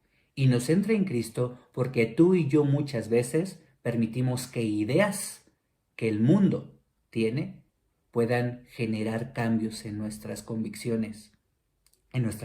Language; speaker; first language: Spanish; native; Spanish